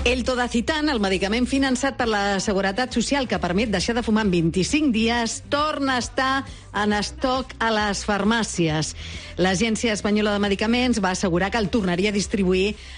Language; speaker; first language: Catalan; native; Catalan